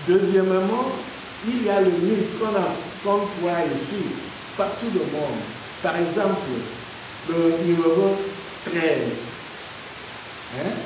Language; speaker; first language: French; non-native, learner; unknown